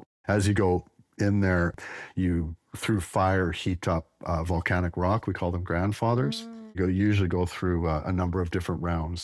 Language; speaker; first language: English; native; English